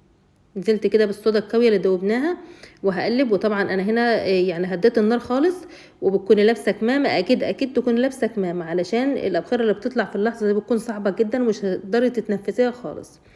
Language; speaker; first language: Arabic; native; Arabic